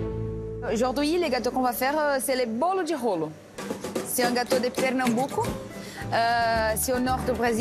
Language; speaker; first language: French; non-native, learner; Portuguese